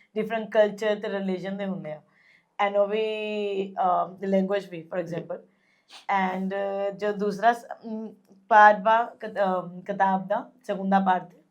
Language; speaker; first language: Punjabi; early bilingual, heritage; Punjabi